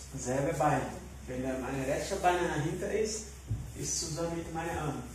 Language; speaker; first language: German; non-native, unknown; Portuguese